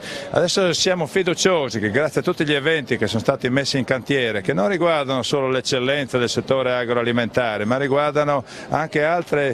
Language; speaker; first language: Italian; native; Italian